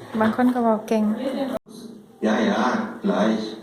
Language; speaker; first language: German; non-native, learner; Thai